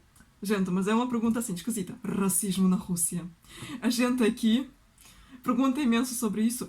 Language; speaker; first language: Portuguese; non-native, fluent; Russian